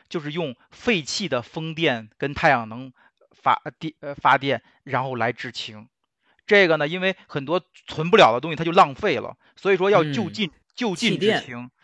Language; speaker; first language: Chinese; native; Chinese